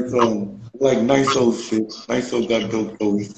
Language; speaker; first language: English; native; English